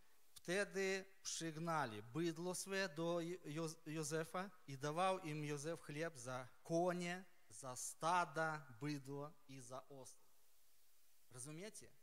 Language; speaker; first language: Polish; non-native, learner; Ukrainian